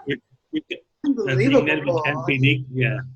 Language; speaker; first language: English; non-native, learner; Thai